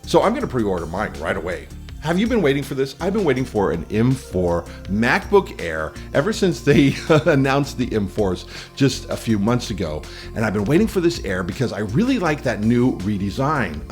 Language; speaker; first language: English; native; English